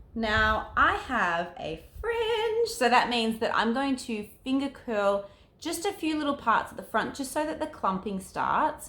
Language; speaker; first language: English; native; English